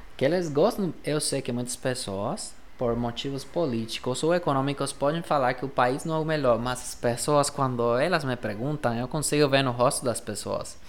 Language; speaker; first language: Portuguese; non-native, fluent; Spanish